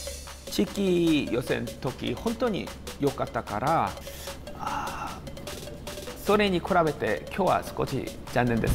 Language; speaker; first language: Japanese; non-native, fluent; Korean